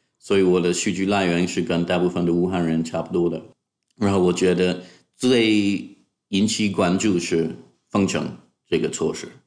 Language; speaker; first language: Chinese; non-native, fluent; English